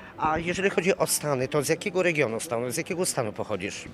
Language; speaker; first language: Polish; native; Polish